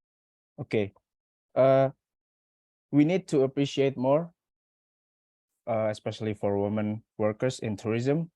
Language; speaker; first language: English; non-native, learner; Indonesian